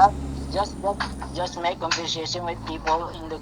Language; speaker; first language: English; non-native, learner; Indonesian